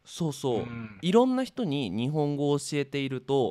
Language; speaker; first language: Japanese; native; Japanese